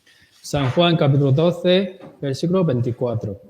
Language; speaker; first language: Spanish; non-native, learner; Korean